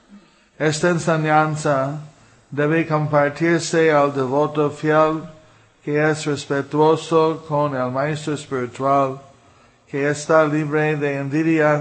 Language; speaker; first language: Spanish; non-native, fluent; English